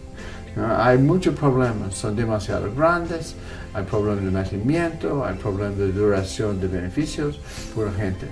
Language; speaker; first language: Spanish; non-native, fluent; English